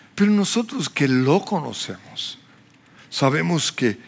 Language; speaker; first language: Spanish; non-native, fluent; English